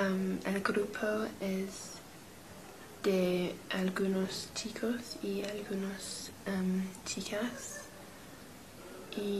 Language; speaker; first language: Spanish; non-native, learner; English